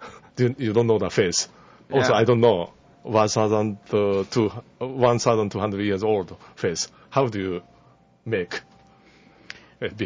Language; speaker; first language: English; non-native, learner; Japanese